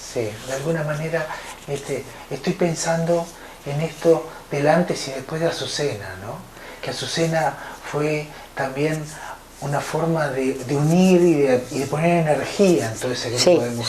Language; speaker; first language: Spanish; native; Spanish